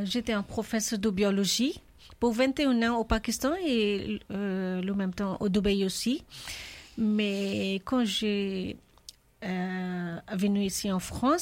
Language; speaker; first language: French; non-native, learner; Urdu